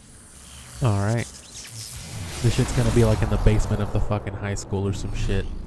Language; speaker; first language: English; native; English